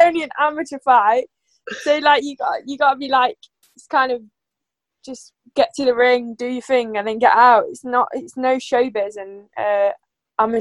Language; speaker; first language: English; native; English